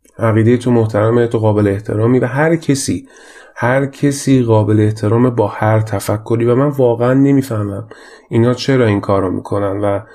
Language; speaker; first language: Persian; native; Persian